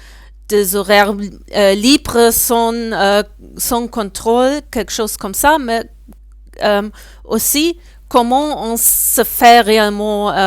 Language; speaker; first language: French; non-native, learner; German